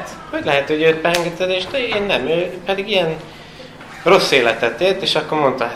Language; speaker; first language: Hungarian; non-native, fluent; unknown